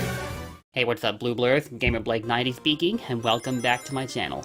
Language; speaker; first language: English; native; English